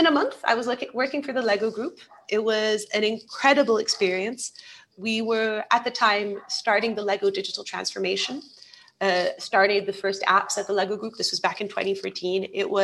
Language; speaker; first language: English; native; English